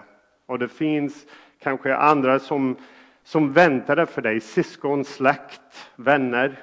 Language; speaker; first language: Swedish; non-native, fluent; English